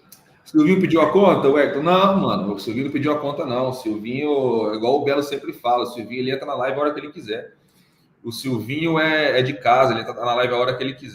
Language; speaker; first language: Portuguese; native; Portuguese